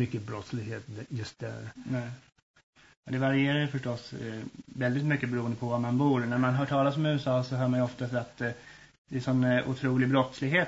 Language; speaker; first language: Swedish; native; Swedish